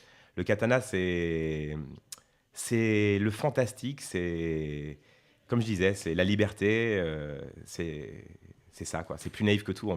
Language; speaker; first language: French; native; French